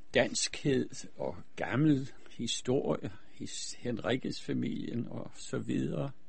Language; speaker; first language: Danish; early bilingual, other home language; German